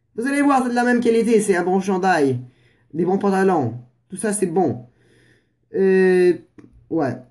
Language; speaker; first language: French; non-native, fluent; Russian